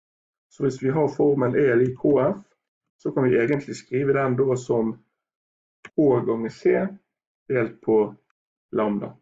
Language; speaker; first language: Norwegian; native; Norwegian